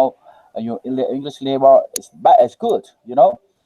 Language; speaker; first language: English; non-native, learner; Spanish